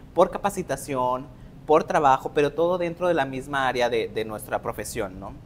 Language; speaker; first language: Spanish; native; Spanish